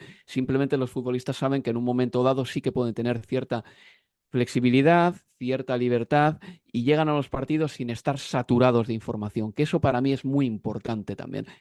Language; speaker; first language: Spanish; native; Spanish